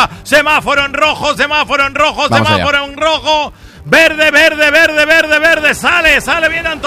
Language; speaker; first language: Spanish; native; Spanish